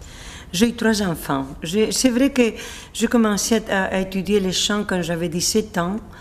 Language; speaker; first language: French; non-native, fluent; Spanish